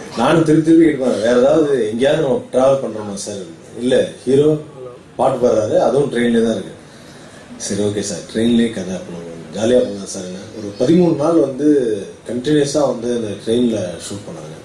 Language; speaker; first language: Tamil; native; Tamil